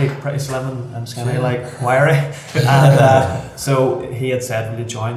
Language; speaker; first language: English; native; English